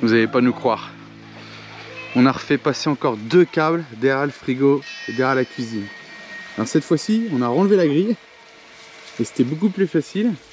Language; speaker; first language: French; native; French